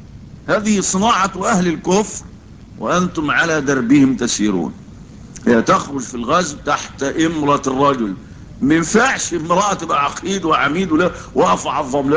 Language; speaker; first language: Arabic; native; Arabic